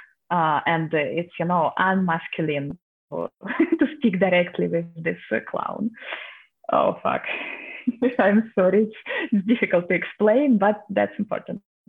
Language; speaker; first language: English; non-native, fluent; Russian